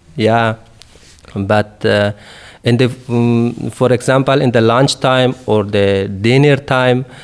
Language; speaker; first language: English; non-native, learner; Persian